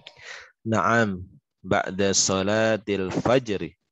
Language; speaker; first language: Arabic; non-native, learner; Indonesian